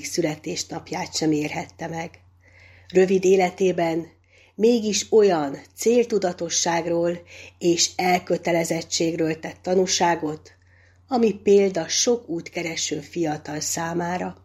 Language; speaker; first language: Hungarian; native; Hungarian